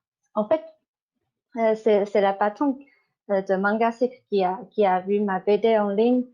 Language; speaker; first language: French; non-native, fluent; Chinese